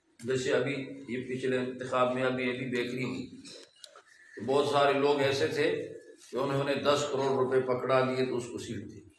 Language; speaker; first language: Urdu; non-native, local second language; Pashto